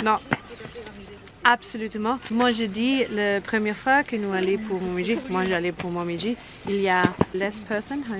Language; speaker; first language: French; non-native, learner; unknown